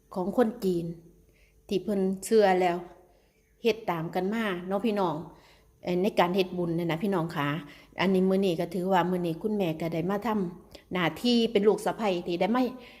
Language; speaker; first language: Thai; native; Thai